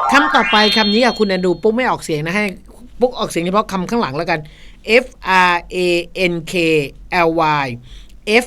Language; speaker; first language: Thai; native; Thai